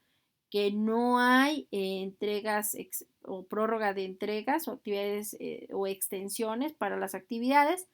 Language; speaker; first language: Spanish; native; Spanish